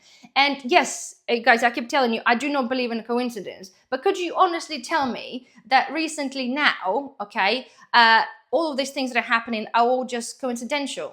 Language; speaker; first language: English; non-native, fluent; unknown